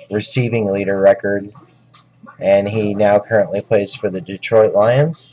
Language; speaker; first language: English; native; English